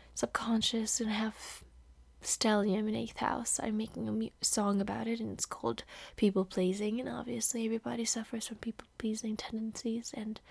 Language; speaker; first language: English; non-native, fluent; Indonesian